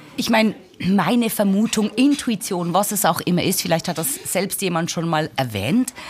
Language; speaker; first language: German; native; German